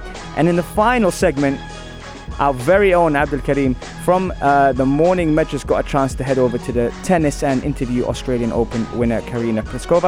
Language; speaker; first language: English; native; English